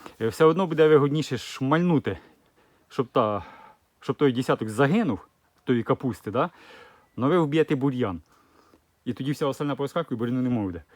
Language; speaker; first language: Ukrainian; native; Ukrainian